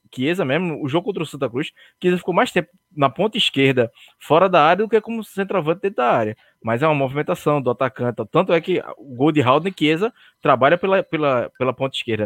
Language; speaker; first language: Portuguese; native; Portuguese